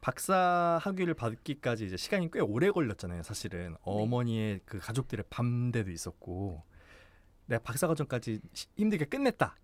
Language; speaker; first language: Korean; native; Korean